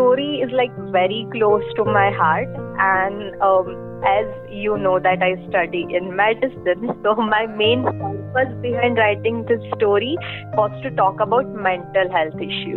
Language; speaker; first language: English; non-native, local second language; Gujarati